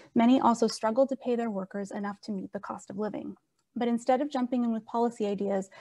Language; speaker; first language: English; native; English